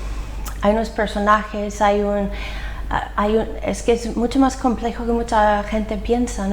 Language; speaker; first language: Spanish; non-native, fluent; English